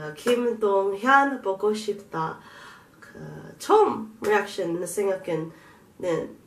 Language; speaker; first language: Korean; non-native, learner; English